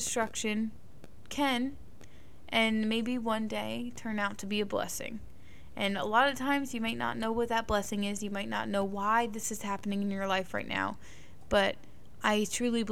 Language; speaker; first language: English; native; English